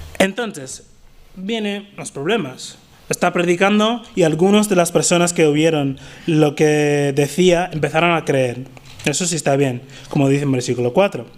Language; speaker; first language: Spanish; non-native, fluent; English